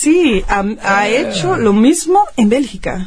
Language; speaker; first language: Spanish; non-native, fluent; Dutch